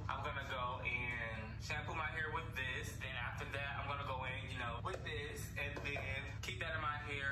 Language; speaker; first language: English; native; English